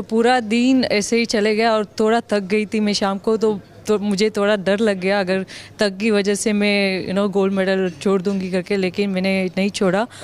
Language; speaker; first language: Hindi; non-native, local second language; Tamil